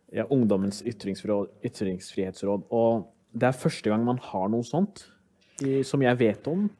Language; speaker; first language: Norwegian; early bilingual, other home language; Somali